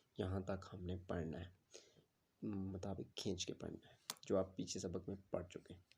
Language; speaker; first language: Urdu; native; Urdu